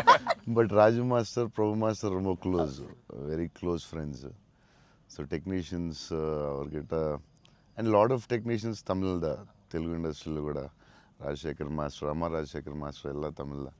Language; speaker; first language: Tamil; non-native, local second language; Telugu